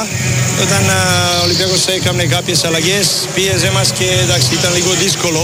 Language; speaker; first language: Greek; non-native, learner; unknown